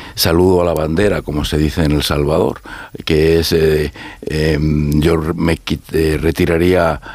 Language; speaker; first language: Spanish; native; Spanish